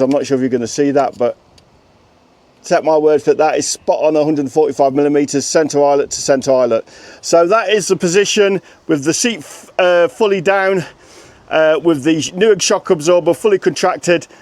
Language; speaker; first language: English; native; English